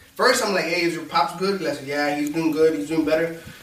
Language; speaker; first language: English; early bilingual, other home language; Spanish